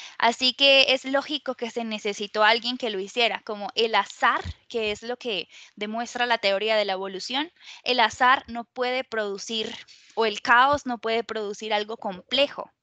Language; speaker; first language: Spanish; native; Spanish